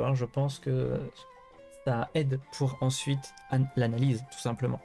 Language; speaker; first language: French; native; French